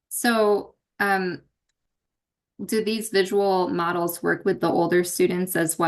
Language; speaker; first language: English; native; English